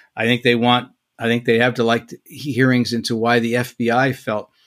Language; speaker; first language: English; native; English